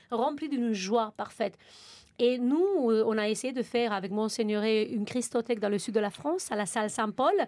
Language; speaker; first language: French; non-native, fluent; Romanian